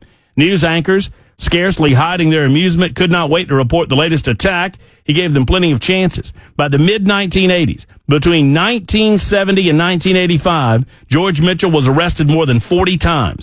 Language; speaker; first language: English; native; English